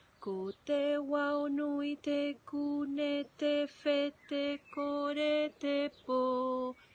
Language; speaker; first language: Māori; non-native, learner; Spanish